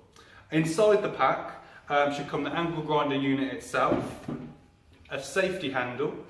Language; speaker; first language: English; native; English